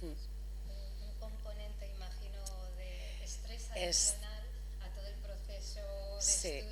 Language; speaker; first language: Spanish; native; Spanish